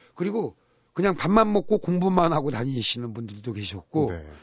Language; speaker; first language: Korean; native; Korean